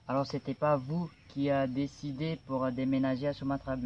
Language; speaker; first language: French; non-native, learner; Indonesian